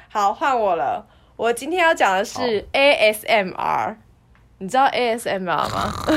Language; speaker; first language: Chinese; native; Chinese